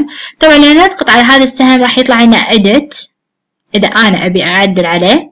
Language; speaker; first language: Arabic; native; Arabic